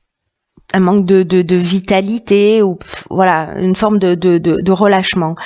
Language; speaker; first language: French; native; French